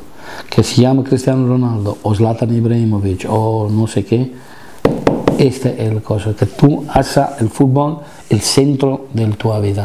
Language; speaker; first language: Spanish; non-native, fluent; Italian